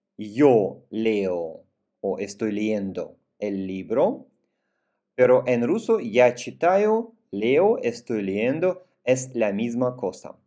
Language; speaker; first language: Spanish; non-native, fluent; Russian